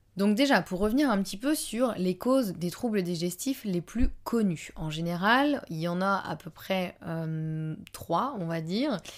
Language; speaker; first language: French; native; French